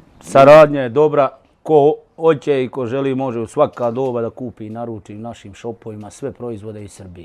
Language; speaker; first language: Bosnian; native; Bosnian